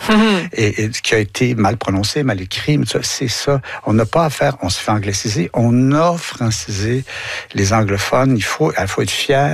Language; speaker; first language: French; native; French